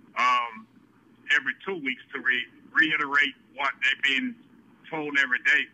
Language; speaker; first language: English; native; English